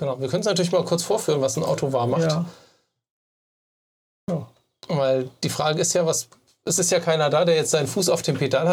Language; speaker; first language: German; native; German